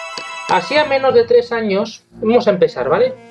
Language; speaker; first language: Spanish; native; Spanish